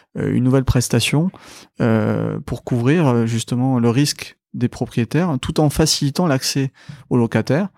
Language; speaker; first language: French; native; French